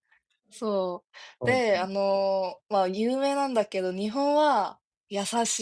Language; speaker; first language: Japanese; non-native, fluent; Korean